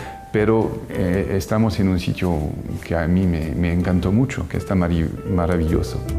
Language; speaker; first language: Spanish; non-native, fluent; French